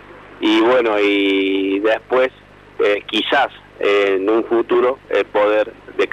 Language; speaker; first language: Spanish; native; Spanish